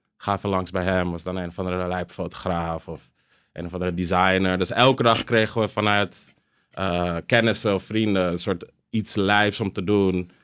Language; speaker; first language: Dutch; early bilingual, other home language; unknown